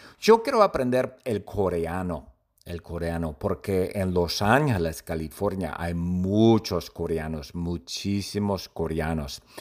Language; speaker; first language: Spanish; non-native, fluent; English